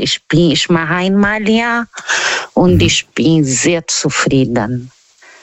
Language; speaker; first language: German; non-native, learner; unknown